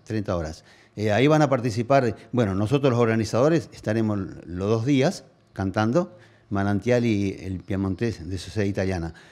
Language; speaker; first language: Spanish; native; Spanish